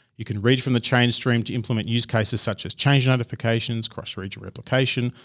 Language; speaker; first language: English; native; English